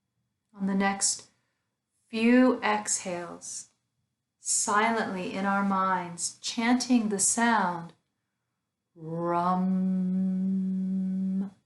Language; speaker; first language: English; native; English